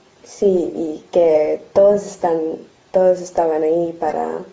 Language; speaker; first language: Spanish; non-native, learner; English